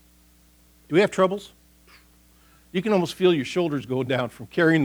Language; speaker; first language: English; native; English